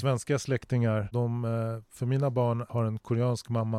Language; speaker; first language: Swedish; non-native, learner; Spanish